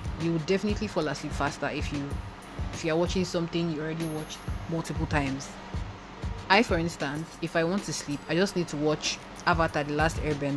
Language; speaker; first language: English; non-native, local second language; Igbo